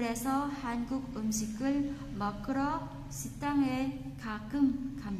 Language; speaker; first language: Korean; non-native, fluent; Vietnamese